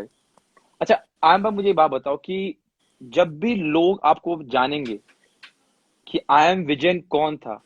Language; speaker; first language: Hindi; native; Hindi